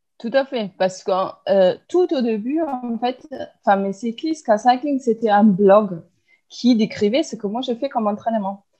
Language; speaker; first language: French; non-native, fluent; German